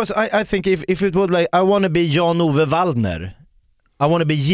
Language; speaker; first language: English; non-native, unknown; Swedish